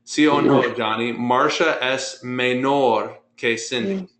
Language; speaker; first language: Spanish; non-native, fluent; English